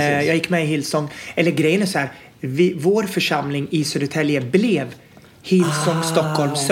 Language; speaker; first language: Swedish; native; Swedish